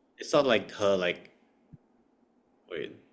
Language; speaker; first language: English; non-native, fluent; Indonesian